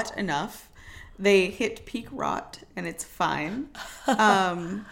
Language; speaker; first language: English; native; English